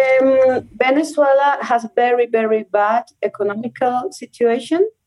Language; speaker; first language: English; non-native, fluent; Spanish